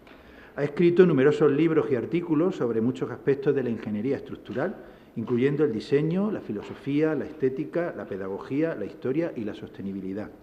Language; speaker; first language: Spanish; native; Spanish